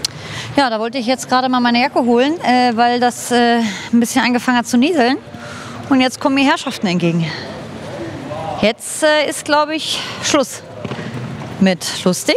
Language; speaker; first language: German; native; German